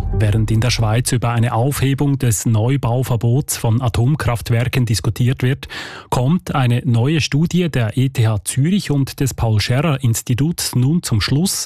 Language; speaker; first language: German; native; German